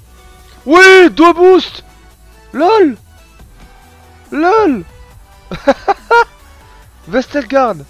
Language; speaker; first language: French; native; French